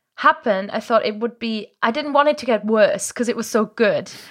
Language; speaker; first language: English; non-native, fluent; German